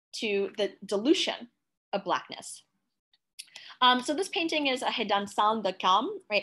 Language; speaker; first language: English; native; English